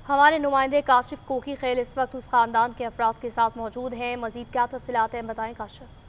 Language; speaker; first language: Urdu; native; Urdu